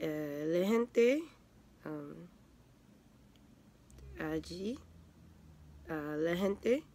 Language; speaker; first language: Spanish; non-native, learner; English